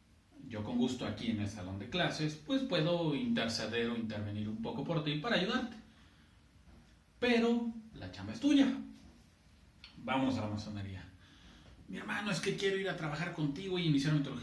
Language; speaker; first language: Spanish; native; Spanish